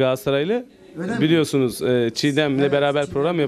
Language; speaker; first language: Turkish; native; Turkish